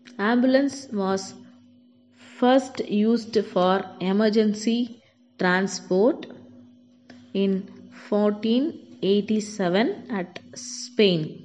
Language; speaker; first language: English; non-native, local second language; Tamil